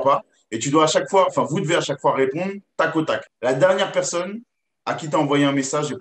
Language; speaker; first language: French; native; French